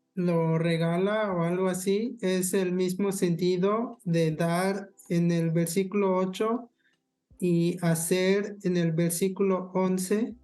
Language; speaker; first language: Spanish; non-native, local second language; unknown